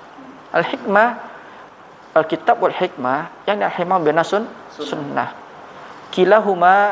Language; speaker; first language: Arabic; non-native, fluent; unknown